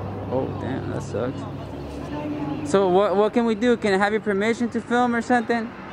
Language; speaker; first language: English; early bilingual, other home language; Spanish